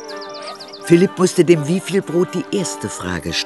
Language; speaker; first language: German; native; German